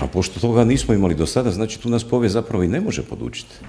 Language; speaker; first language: Croatian; native; Croatian